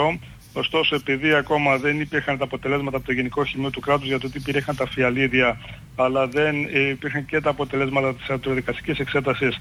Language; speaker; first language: Greek; native; Greek